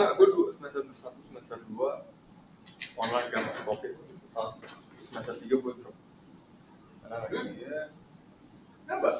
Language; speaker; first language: Indonesian; native; Indonesian